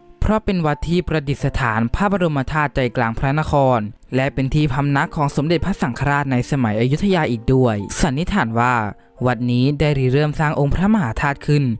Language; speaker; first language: Thai; native; Thai